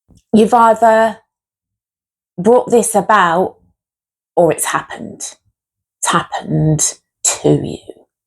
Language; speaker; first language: English; native; English